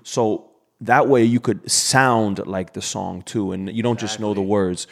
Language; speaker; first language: English; native; English